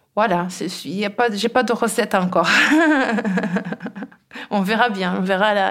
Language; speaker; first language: French; non-native, local second language; Kinyarwanda